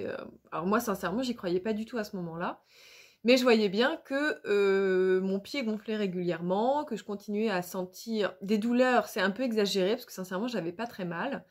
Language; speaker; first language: French; native; French